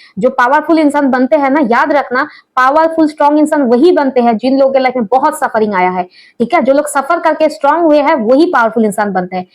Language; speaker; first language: Hindi; non-native, local second language; Bangla